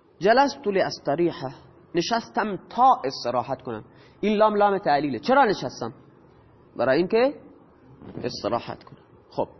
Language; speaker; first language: Persian; non-native, local second language; Baluchi